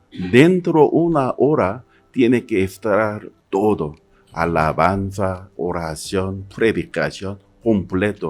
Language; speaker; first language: Spanish; non-native, learner; Korean